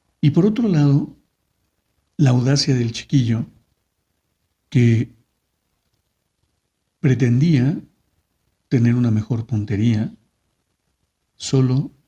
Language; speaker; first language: Spanish; native; Spanish